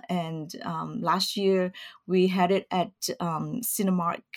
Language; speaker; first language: English; early bilingual, other home language; Vietnamese